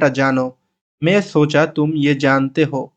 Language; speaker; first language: Hindi; non-native, learner; Bangla